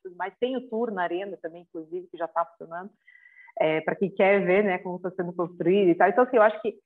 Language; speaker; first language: Portuguese; native; Portuguese